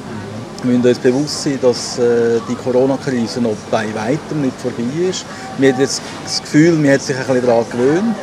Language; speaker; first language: German; native; German